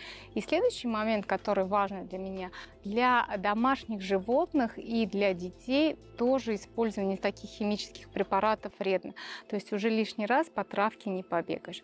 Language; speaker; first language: Russian; native; Russian